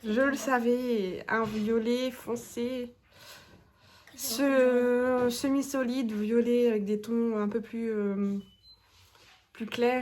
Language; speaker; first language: French; native; French